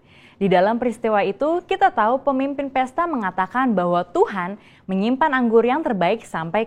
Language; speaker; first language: Indonesian; native; Indonesian